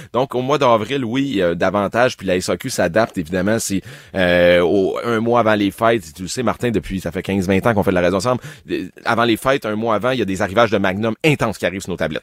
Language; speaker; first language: French; native; French